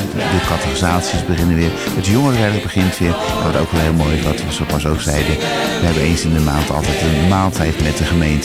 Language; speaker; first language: Dutch; native; Dutch